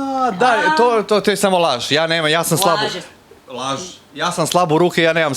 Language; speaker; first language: Bosnian; native; Bosnian